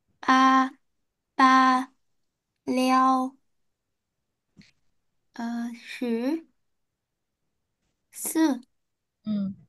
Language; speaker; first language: Chinese; non-native, learner; Vietnamese